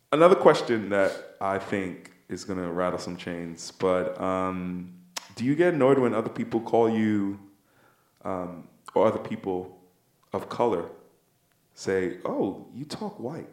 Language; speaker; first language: English; native; English